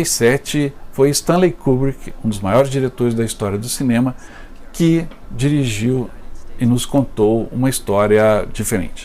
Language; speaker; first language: Portuguese; native; Portuguese